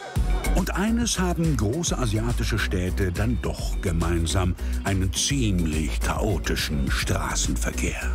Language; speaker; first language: German; native; German